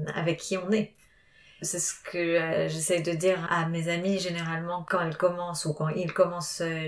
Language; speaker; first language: French; non-native, fluent; Spanish